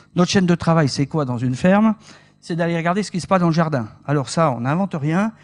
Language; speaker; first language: French; native; French